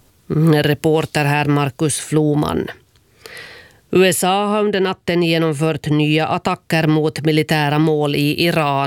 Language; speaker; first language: Swedish; native; Swedish